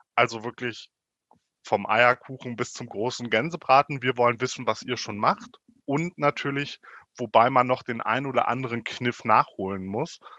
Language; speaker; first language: German; native; German